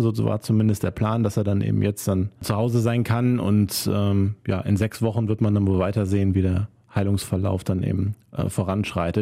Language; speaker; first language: German; native; German